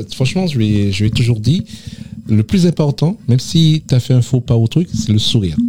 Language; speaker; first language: French; native; French